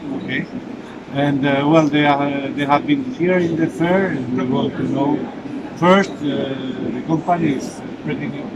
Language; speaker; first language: English; non-native, fluent; Spanish